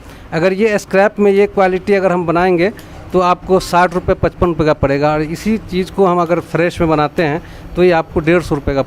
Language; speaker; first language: Hindi; native; Hindi